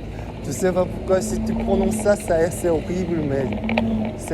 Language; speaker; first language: French; non-native, fluent; Korean